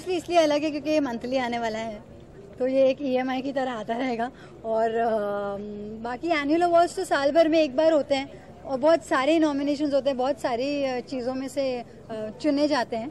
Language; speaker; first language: Hindi; native; Hindi